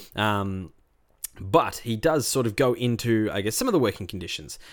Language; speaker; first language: English; native; English